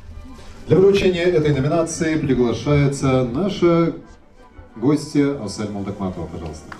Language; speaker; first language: Russian; native; Russian